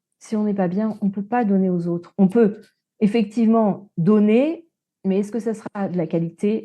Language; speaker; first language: French; native; French